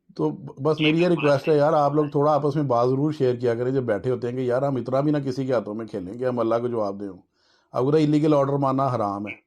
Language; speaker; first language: Urdu; native; Urdu